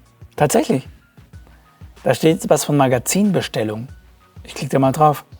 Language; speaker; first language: German; native; German